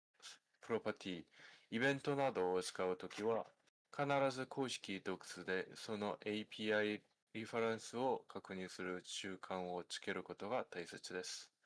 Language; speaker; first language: Japanese; non-native, fluent; Korean